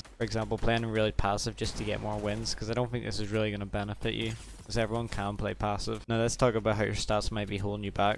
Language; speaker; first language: English; native; English